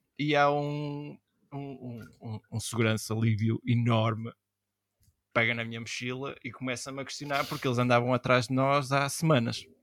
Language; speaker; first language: Portuguese; native; Portuguese